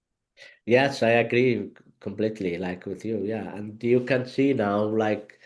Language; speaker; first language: English; non-native, learner; Arabic